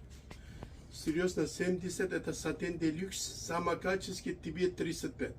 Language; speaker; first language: Russian; non-native, learner; Turkish